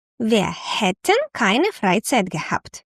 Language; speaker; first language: German; non-native, fluent; Ukrainian